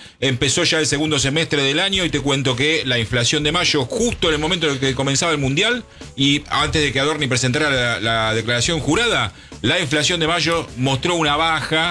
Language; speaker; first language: Spanish; native; Spanish